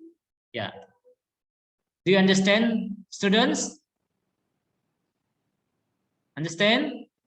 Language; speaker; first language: English; non-native, learner; Indonesian